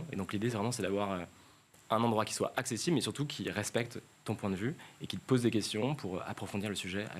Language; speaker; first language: French; native; French